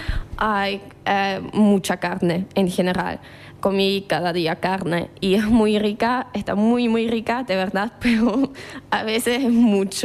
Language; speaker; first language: Spanish; non-native, fluent; German